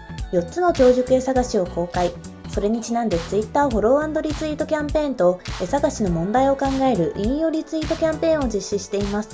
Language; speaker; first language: Japanese; native; Japanese